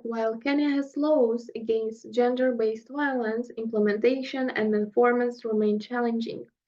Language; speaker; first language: English; non-native, fluent; Russian